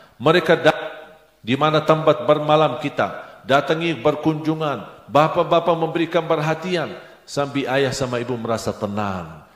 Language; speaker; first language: Indonesian; non-native, fluent; Arabic